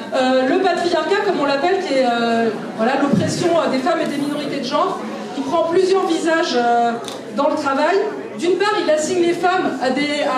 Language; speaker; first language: French; native; French